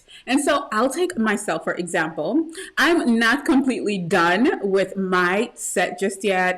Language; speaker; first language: English; native; English